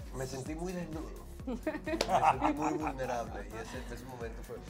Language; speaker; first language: Spanish; native; Spanish